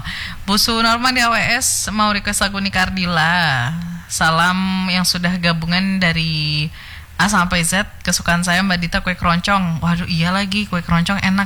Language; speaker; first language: Indonesian; native; Indonesian